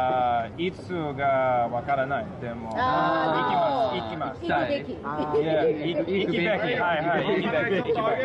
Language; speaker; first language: Japanese; non-native, learner; English